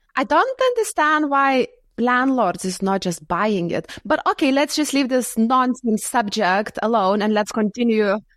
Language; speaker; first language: English; non-native, fluent; Lithuanian